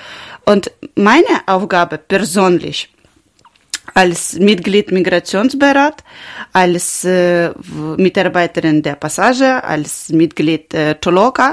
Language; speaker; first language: German; non-native, learner; Ukrainian